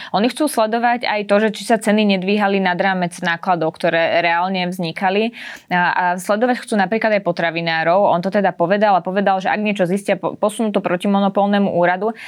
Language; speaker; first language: Slovak; native; Slovak